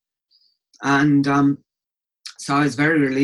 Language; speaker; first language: English; native; English